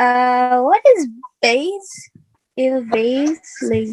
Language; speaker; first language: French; non-native, learner; English